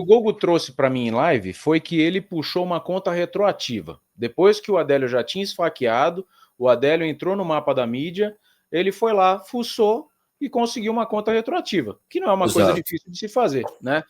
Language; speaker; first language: Portuguese; native; Portuguese